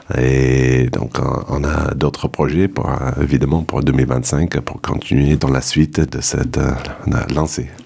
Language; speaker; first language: French; non-native, fluent; English